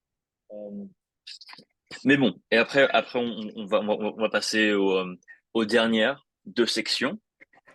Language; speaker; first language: French; non-native, fluent; English